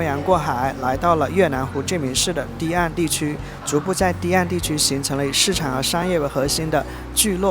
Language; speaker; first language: Chinese; native; Chinese